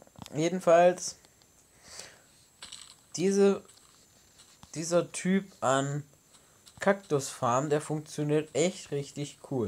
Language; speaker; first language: German; native; German